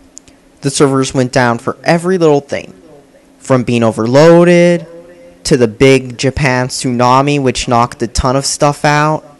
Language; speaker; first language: English; native; English